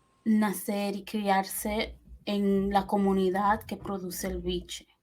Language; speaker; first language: Spanish; early bilingual, heritage; Spanish